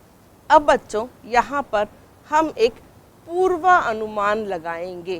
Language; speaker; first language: Hindi; native; Hindi